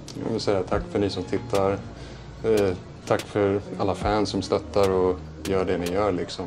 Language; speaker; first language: Swedish; native; Swedish